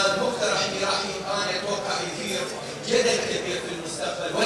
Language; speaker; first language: Arabic; native; Arabic